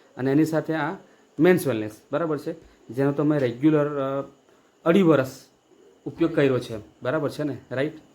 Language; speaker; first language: Gujarati; native; Gujarati